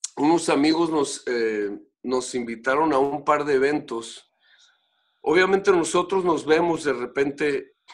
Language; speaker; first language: Spanish; native; Spanish